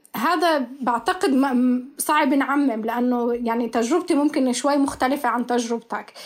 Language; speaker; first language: Arabic; native; Arabic